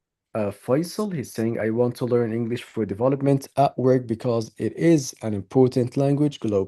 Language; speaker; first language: English; non-native, fluent; Arabic